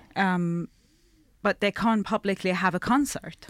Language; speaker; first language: English; non-native, fluent; Persian